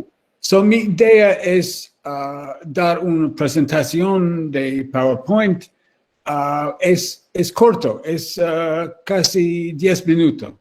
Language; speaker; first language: Spanish; non-native, learner; English